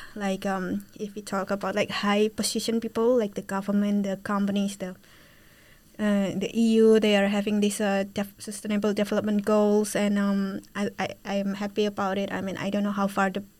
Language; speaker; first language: English; non-native, fluent; Indonesian